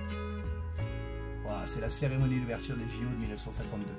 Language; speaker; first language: French; native; French